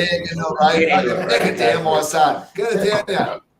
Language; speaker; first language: English; native; English